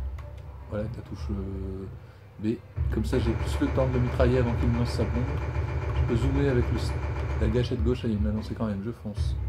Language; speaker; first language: French; native; French